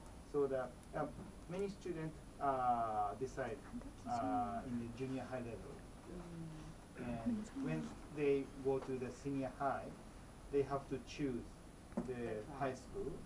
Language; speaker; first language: English; non-native, fluent; Japanese